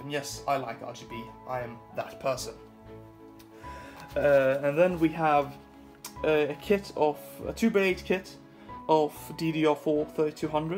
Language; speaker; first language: English; non-native, fluent; Swedish